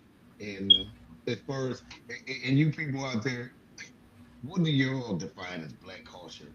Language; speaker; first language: English; native; English